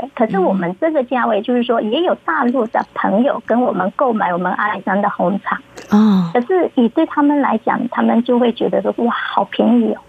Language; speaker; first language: Chinese; native; Chinese